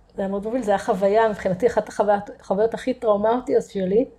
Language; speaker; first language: Hebrew; native; Hebrew